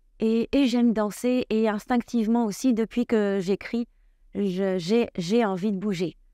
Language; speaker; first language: French; native; French